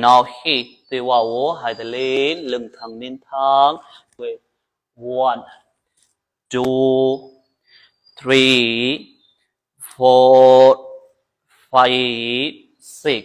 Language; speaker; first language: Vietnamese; non-native, learner; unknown